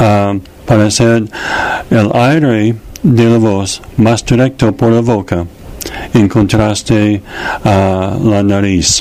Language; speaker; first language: Spanish; non-native, fluent; English